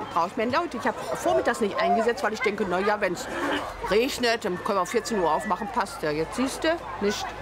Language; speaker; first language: German; native; German